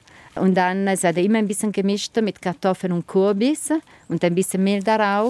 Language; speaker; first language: German; non-native, fluent; Italian